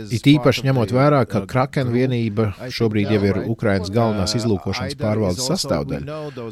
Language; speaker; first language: Latvian; native; Latvian